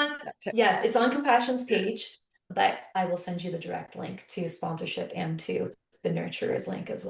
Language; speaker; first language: English; native; English